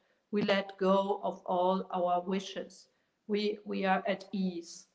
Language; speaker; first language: English; non-native, fluent; German